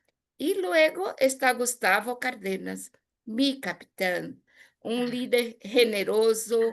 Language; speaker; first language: Spanish; non-native, fluent; Portuguese